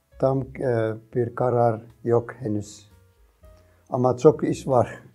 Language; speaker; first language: Turkish; non-native, fluent; Finnish